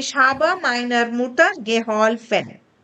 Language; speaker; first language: German; non-native, fluent; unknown